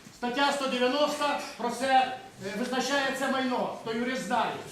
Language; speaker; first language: Ukrainian; native; Ukrainian